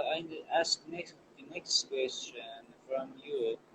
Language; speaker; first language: English; non-native, learner; Persian